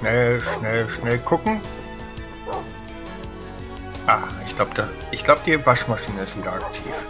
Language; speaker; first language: German; native; German